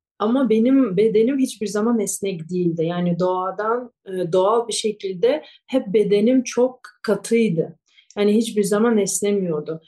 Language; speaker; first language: Turkish; non-native, fluent; Russian